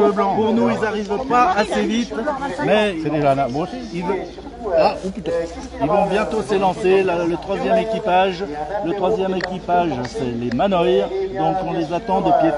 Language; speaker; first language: French; native; French